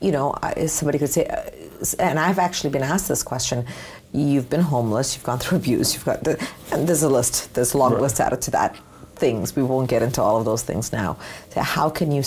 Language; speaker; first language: English; native; English